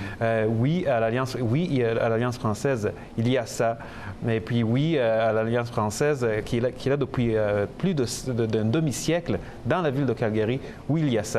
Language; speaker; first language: French; early bilingual, other home language; Kinyarwanda